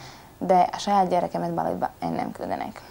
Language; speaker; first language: Hungarian; non-native, fluent; Latvian